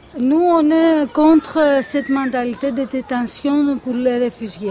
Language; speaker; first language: French; non-native, fluent; Greek